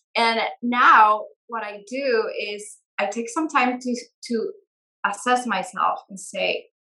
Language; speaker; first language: English; non-native, fluent; Spanish